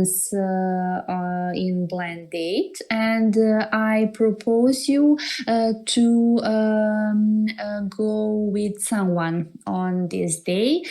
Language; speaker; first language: English; non-native, learner; Serbian